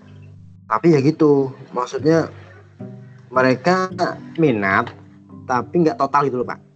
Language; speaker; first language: Indonesian; native; Indonesian